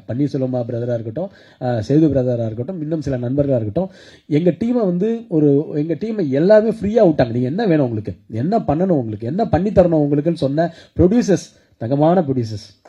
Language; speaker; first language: Tamil; native; Tamil